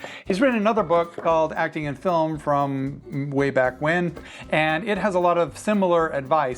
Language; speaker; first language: English; native; English